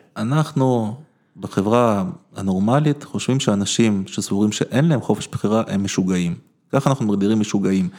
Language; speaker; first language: Hebrew; early bilingual, other home language; Russian